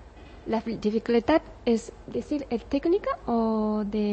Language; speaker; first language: Spanish; non-native, learner; Japanese